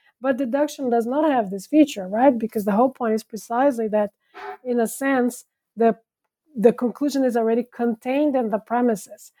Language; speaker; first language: English; non-native, fluent; Portuguese